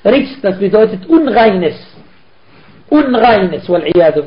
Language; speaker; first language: German; non-native, fluent; Arabic